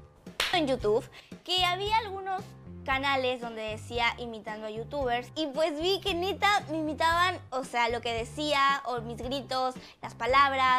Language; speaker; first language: Spanish; native; Spanish